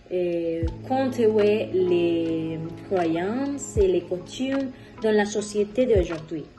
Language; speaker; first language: French; non-native, learner; Spanish